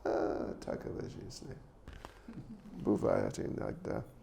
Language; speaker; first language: Russian; non-native, learner; English